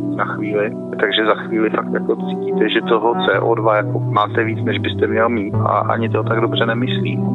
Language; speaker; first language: Czech; native; Czech